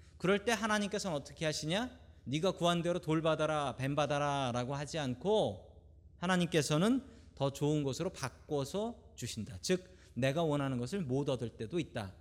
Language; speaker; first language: Korean; native; Korean